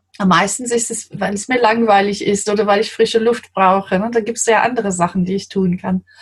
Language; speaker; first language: German; non-native, fluent; English